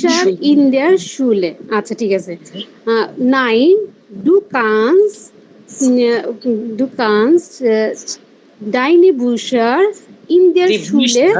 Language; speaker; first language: German; non-native, learner; Bangla